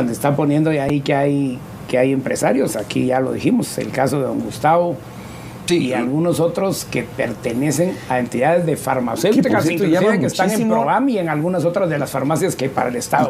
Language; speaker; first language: Spanish; native; Spanish